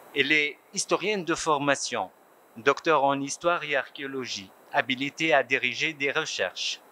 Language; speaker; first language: French; non-native, local second language; Arabic